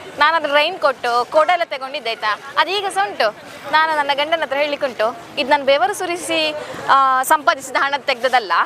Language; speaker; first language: Kannada; non-native, local second language; Tulu